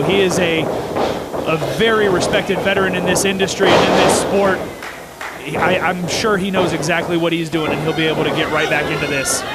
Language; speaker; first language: English; native; English